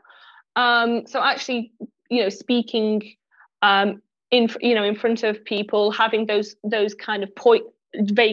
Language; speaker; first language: English; native; English